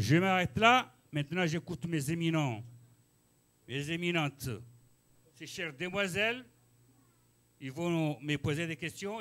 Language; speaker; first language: French; non-native, local second language; Ngazidja Comorian